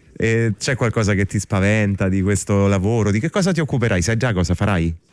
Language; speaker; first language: Italian; native; Italian